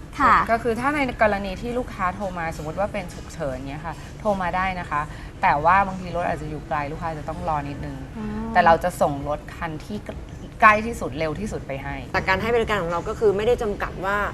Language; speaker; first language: Thai; native; Thai